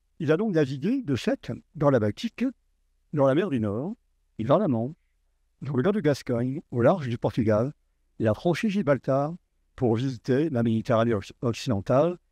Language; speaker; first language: French; native; French